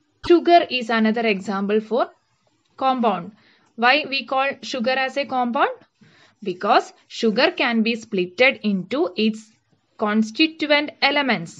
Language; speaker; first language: English; non-native, local second language; Malayalam